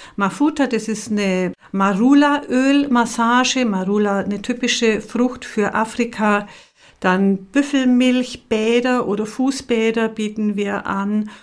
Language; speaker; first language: German; native; German